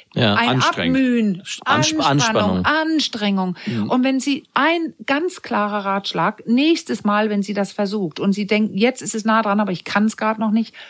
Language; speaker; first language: German; non-native, fluent; Danish